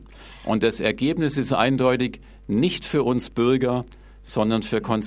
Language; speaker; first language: German; native; German